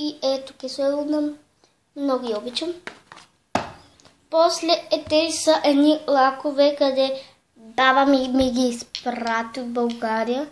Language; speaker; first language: Bulgarian; early bilingual, heritage; Bulgarian